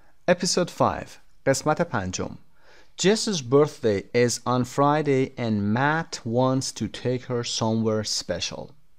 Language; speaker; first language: English; non-native, fluent; Persian